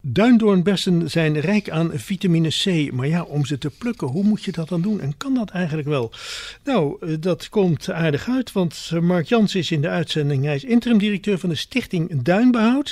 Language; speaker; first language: Dutch; native; Dutch